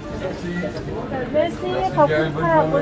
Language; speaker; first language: French; non-native, learner; Thai